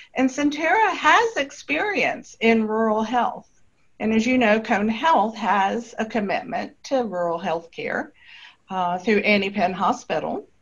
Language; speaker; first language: English; native; English